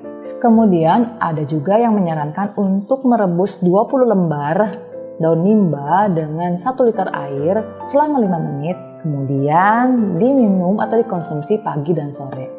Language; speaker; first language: Indonesian; native; Indonesian